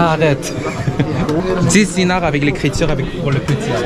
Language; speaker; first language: French; non-native, learner; Korean